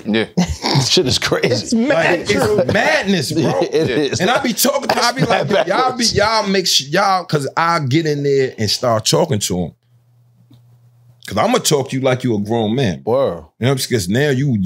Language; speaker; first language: English; native; English